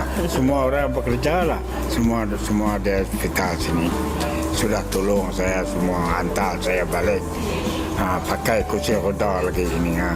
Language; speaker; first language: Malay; non-native, local second language; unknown